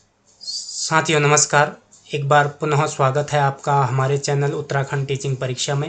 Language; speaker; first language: Hindi; native; Hindi